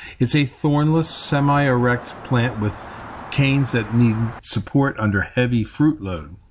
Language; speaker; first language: English; native; English